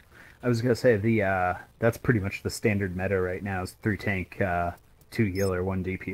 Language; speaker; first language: English; native; English